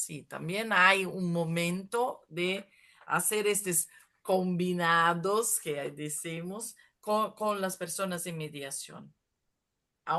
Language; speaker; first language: Spanish; non-native, fluent; Portuguese